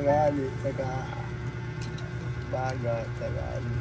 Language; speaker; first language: Filipino; non-native, local second language; Bikol